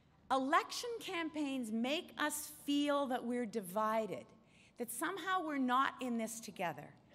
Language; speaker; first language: English; native; English